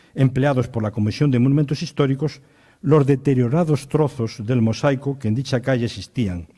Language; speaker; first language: Spanish; native; Spanish